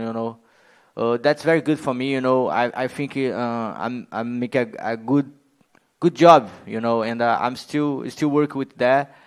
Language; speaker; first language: English; non-native, learner; Portuguese